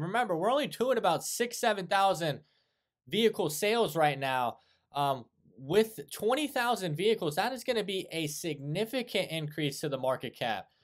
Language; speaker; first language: English; native; English